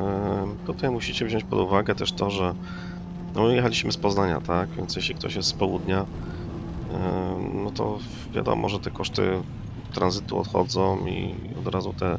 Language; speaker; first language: Polish; native; Polish